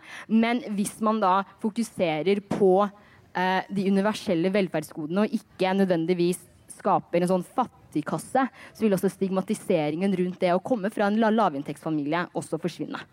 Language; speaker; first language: Norwegian; early bilingual, other home language; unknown